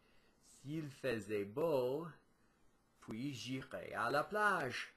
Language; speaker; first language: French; non-native, learner; English